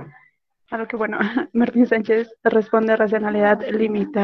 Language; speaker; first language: Spanish; native; Spanish